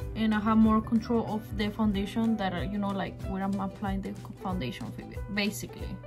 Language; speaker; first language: English; early bilingual, other home language; Spanish